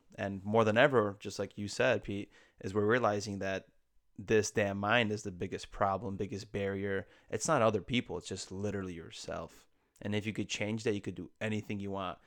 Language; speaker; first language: English; native; English